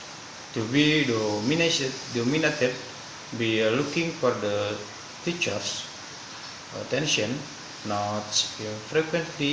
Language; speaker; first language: English; non-native, learner; Indonesian